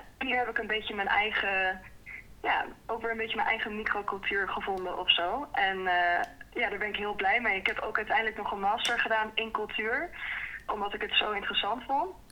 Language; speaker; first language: Dutch; early bilingual, heritage; Dutch